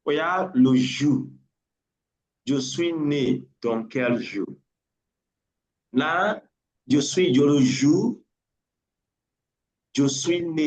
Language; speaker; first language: French; non-native, learner; English